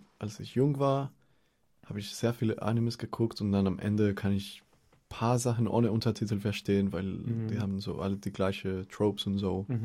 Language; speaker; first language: German; non-native, fluent; Spanish